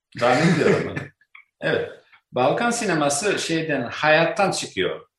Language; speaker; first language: Turkish; non-native, learner; Albanian